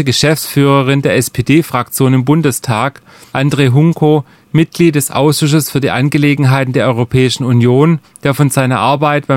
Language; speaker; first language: German; native; German